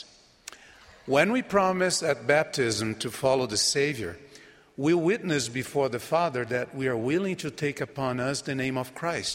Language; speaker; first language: English; non-native, fluent; Portuguese